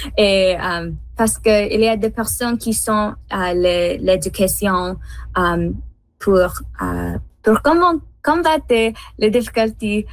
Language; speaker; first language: French; non-native, learner; English